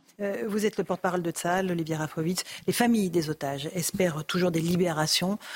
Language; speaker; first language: French; native; French